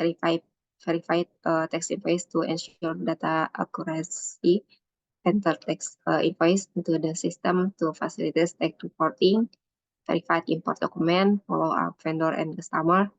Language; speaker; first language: English; non-native, learner; Indonesian